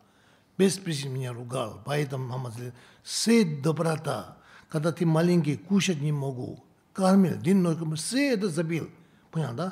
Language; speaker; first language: Russian; non-native, learner; Tibetan